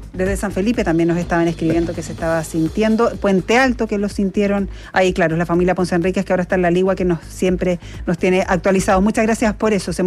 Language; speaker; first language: Spanish; native; Spanish